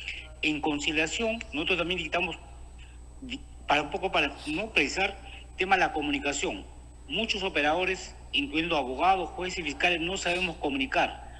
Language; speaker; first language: Spanish; native; Spanish